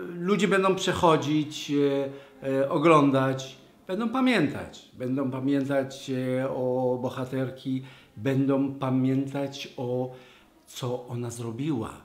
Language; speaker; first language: Polish; non-native, learner; Hebrew